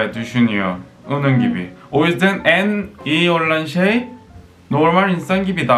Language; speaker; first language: Turkish; non-native, fluent; Korean